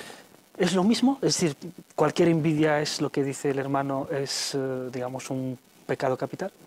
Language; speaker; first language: Spanish; native; Spanish